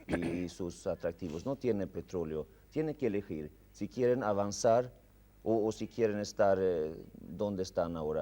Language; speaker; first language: Spanish; non-native, fluent; Swedish